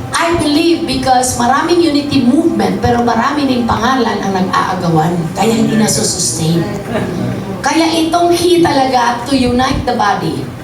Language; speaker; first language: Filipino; non-native, local second language; Cebuano